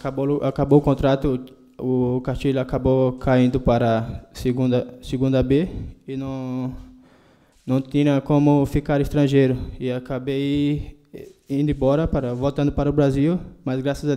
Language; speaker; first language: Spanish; non-native, learner; Portuguese